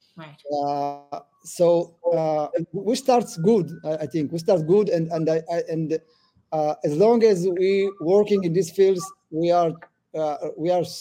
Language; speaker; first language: English; early bilingual, other home language; Amharic